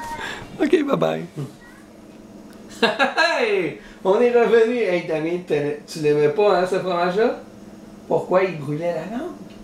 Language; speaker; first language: French; native; French